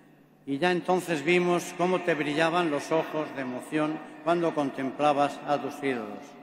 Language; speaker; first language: Spanish; native; Spanish